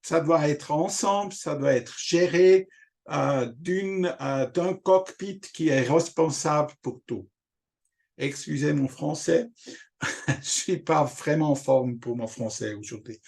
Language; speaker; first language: French; non-native, local second language; German